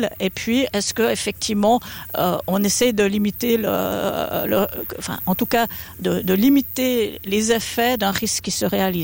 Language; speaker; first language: French; native; French